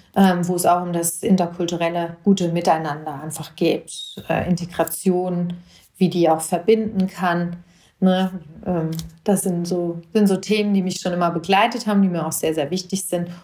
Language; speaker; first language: German; native; German